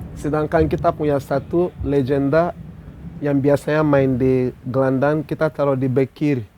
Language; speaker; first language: Indonesian; non-native, fluent; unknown